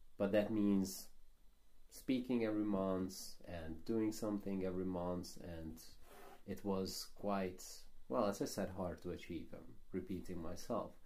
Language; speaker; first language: English; non-native, fluent; Hungarian